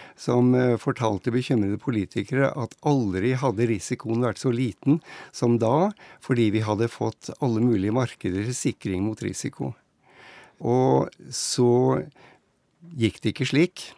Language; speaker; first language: Norwegian; native; Norwegian